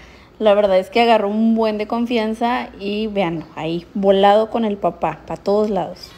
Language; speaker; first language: Spanish; native; Spanish